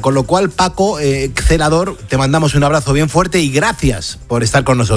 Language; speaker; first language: Spanish; native; Spanish